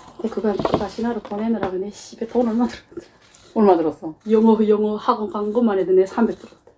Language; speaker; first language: Korean; native; Korean